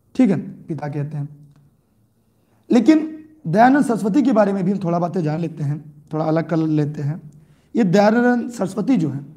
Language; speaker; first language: Hindi; native; Hindi